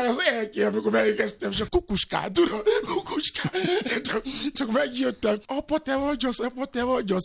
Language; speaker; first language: Hungarian; non-native, learner; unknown